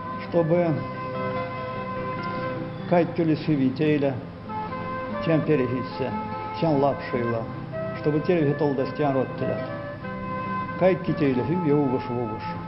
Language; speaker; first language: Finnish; non-native, learner; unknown